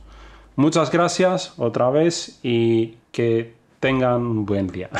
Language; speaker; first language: Spanish; non-native, fluent; Greek